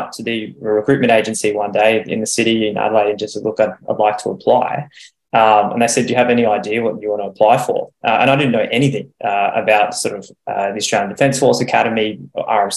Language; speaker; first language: English; native; English